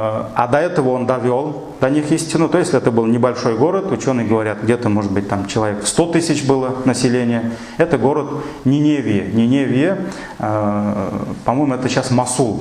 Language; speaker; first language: Russian; non-native, local second language; Tatar